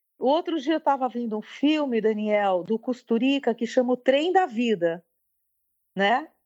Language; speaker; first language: Portuguese; early bilingual, other home language; French